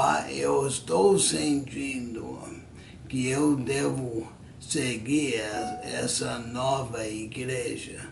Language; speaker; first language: Portuguese; non-native, fluent; English